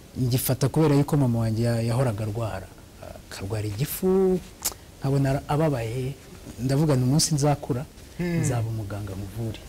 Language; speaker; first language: Kinyarwanda; early bilingual, heritage; Kinyarwanda